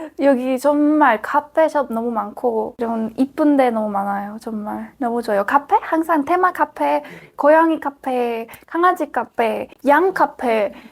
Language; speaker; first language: Korean; non-native, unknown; Spanish